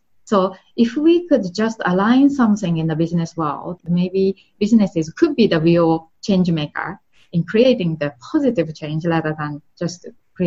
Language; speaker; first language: English; non-native, fluent; Japanese